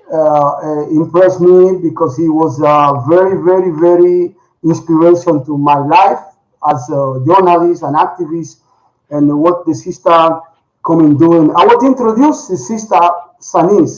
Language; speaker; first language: English; non-native, learner; Spanish